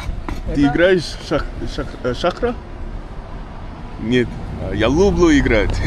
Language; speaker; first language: Russian; non-native, learner; English